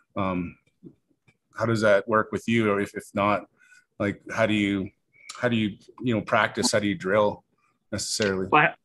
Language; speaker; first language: English; native; English